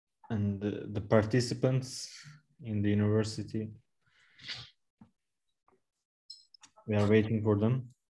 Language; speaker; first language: English; non-native, fluent; Turkish